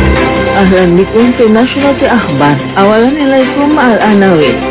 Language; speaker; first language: Arabic; non-native, fluent; Indonesian